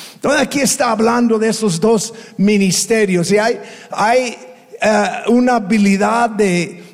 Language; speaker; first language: Spanish; non-native, fluent; English